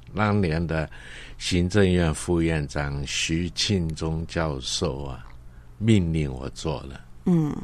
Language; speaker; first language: Chinese; non-native, local second language; Cantonese